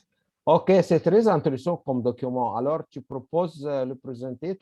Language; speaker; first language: French; non-native, fluent; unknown